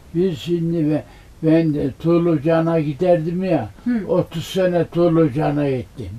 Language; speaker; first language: Turkish; native; Turkish